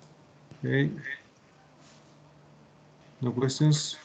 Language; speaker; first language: English; non-native, fluent; Spanish